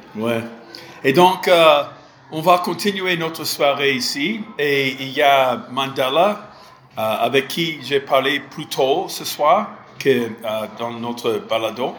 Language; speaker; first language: French; non-native, fluent; English